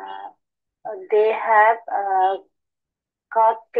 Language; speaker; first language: English; non-native, learner; Bangla